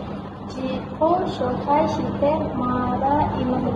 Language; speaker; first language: Japanese; non-native, learner; Malay